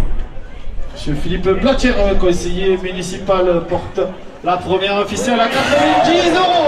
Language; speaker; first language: French; native; French